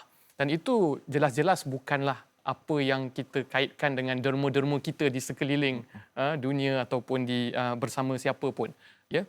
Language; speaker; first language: Malay; native; Malay